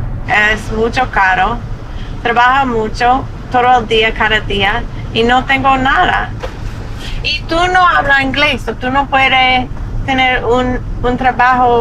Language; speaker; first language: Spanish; non-native, learner; English